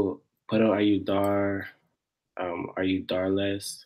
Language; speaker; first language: Spanish; non-native, learner; English